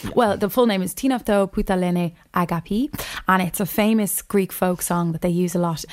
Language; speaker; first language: English; native; English